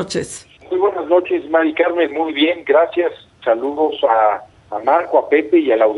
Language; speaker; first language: Spanish; native; Spanish